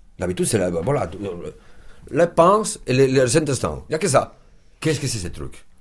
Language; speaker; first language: French; non-native, fluent; Spanish